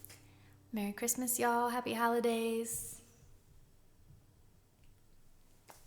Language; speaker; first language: English; native; English